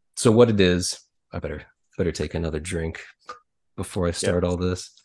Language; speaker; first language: English; native; English